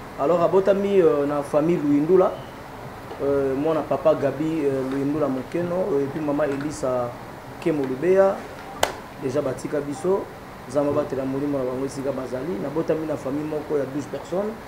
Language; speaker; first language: Lingala; native; Lingala